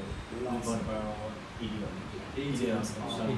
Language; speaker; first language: English; non-native, learner; Vietnamese